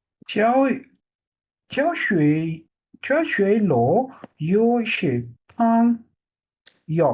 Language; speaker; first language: Chinese; non-native, learner; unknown